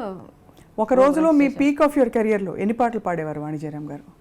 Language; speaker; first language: Telugu; native; Telugu